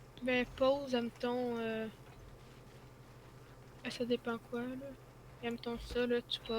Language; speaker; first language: French; native; French